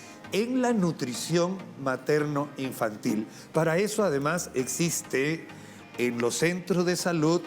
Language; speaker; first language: Spanish; native; Spanish